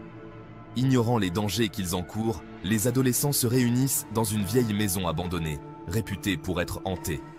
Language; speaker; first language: French; native; French